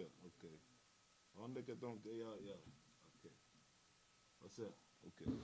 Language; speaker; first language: Portuguese; non-native, learner; Spanish